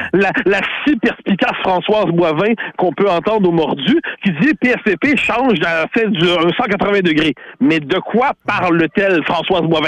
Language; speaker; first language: French; native; French